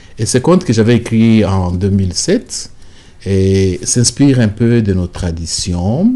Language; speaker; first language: French; non-native, local second language; Lingala